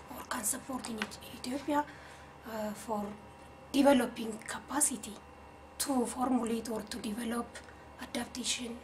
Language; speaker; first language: English; non-native, fluent; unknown